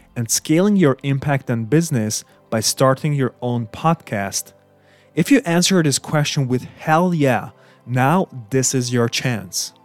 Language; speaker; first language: English; non-native, fluent; Hungarian